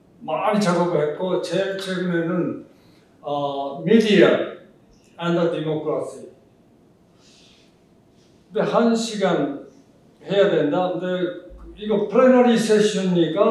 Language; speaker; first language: Korean; early bilingual, heritage; Japanese